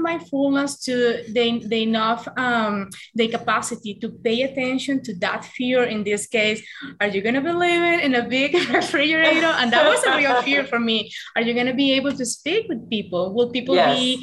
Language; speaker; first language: English; non-native, fluent; Spanish